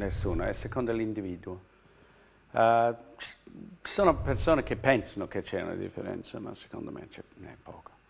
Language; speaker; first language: Italian; non-native, fluent; English